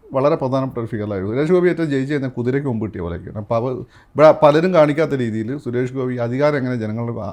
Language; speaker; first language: Malayalam; native; Malayalam